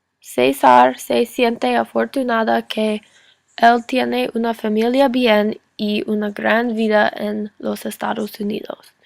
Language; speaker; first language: Spanish; non-native, learner; English